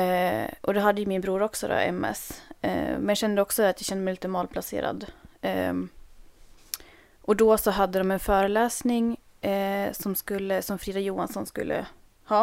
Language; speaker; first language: Swedish; native; Swedish